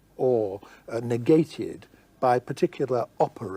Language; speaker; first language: English; native; English